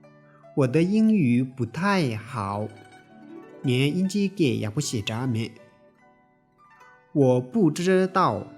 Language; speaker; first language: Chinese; non-native, fluent; Tibetan